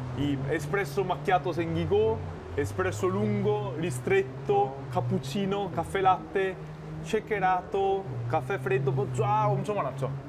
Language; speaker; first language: Korean; non-native, fluent; Italian